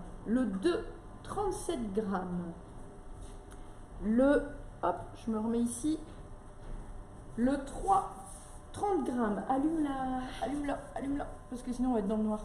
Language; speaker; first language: French; native; French